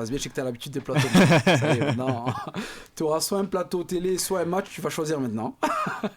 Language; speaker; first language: French; native; French